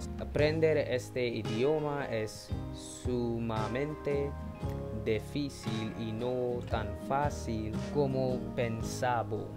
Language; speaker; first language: Spanish; non-native, learner; English